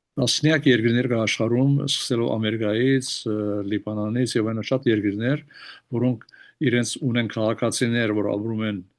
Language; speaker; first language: Armenian; early bilingual, heritage; Armenian